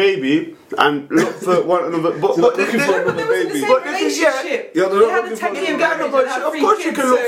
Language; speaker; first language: English; native; English